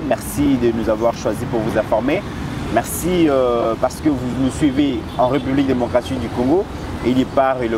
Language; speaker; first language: French; non-native, local second language; Lingala